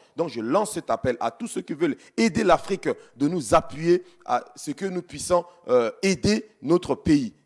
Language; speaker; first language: French; non-native, local second language; Sango